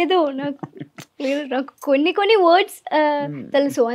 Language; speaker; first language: Telugu; non-native, learner; Malayalam